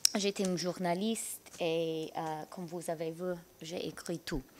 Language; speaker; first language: French; non-native, learner; English